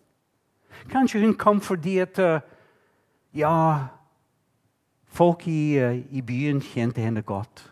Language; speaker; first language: Norwegian; non-native, fluent; English